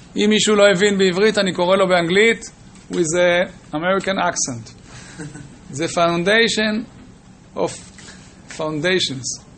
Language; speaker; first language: Hebrew; native; Hebrew